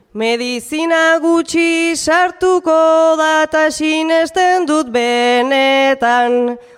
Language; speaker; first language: Basque; native; Basque